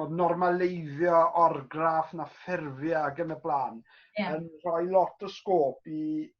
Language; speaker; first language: Welsh; native; Welsh